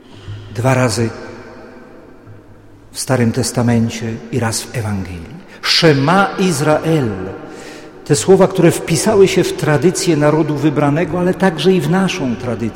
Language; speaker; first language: Polish; native; Polish